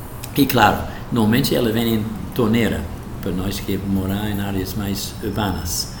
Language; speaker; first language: Portuguese; non-native, fluent; English